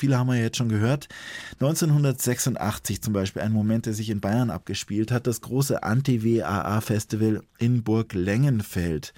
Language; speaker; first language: German; native; German